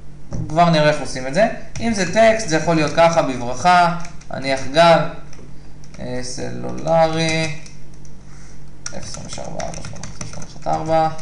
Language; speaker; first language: Hebrew; native; Hebrew